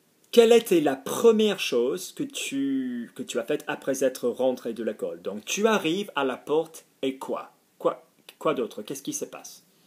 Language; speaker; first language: French; non-native, fluent; English